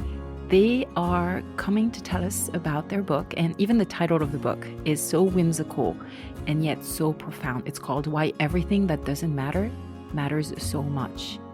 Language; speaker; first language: English; non-native, fluent; French